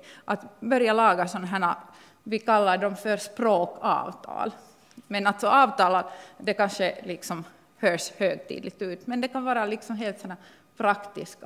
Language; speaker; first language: Swedish; non-native, local second language; Finnish